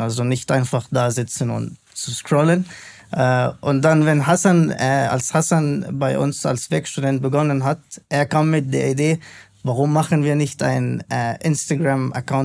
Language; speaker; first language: German; non-native, fluent; Arabic